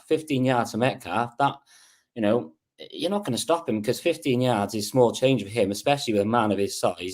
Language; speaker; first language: English; native; English